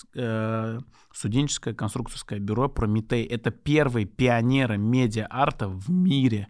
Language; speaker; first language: Russian; non-native, local second language; Lezghian